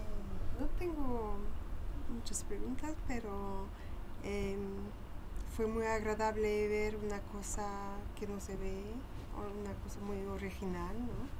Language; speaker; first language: Spanish; non-native, learner; French